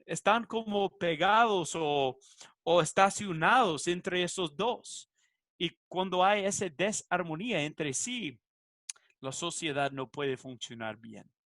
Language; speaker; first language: Spanish; non-native, fluent; English